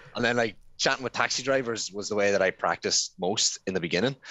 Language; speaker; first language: English; native; English